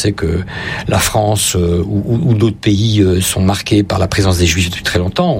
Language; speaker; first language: French; native; French